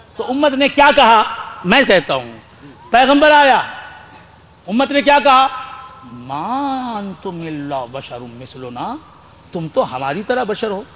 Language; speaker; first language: Urdu; native; Urdu